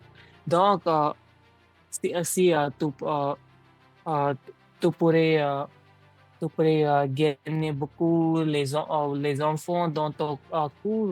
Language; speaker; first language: French; non-native, learner; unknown